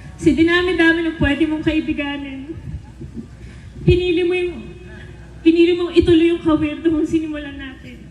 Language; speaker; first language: Filipino; native; Filipino